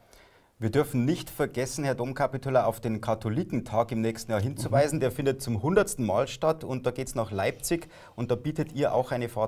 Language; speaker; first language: German; native; German